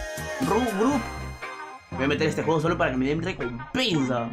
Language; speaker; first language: Spanish; native; Spanish